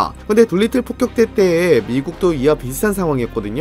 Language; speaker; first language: Korean; native; Korean